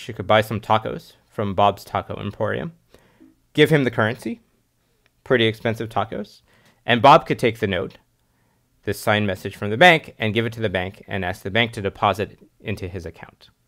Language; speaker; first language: English; native; English